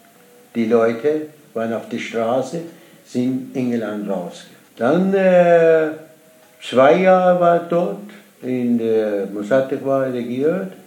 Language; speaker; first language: German; non-native, learner; Persian